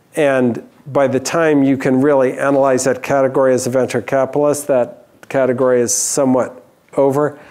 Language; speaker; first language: English; native; English